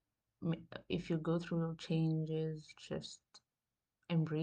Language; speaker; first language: English; non-native, local second language; Swahili